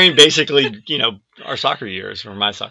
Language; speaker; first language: English; native; English